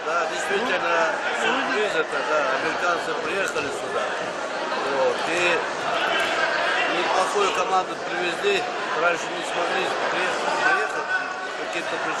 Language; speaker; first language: Russian; non-native, local second language; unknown